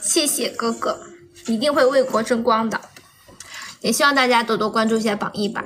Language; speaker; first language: Chinese; native; Chinese